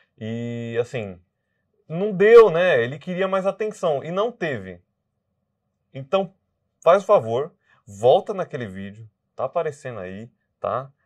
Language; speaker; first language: Portuguese; native; Portuguese